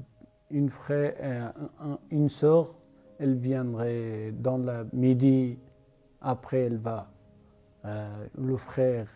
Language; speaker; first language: French; non-native, learner; Persian